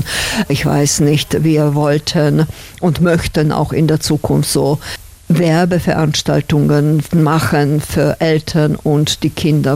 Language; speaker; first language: German; non-native, fluent; Slovak